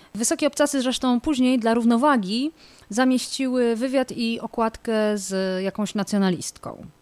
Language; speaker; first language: Polish; native; Polish